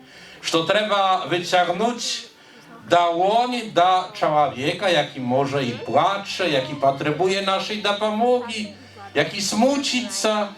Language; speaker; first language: Polish; non-native, learner; Belarusian